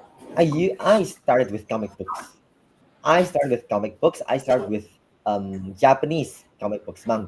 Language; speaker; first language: English; non-native, fluent; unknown